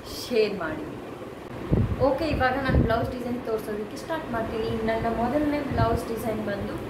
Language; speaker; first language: Kannada; non-native, local second language; Lambadi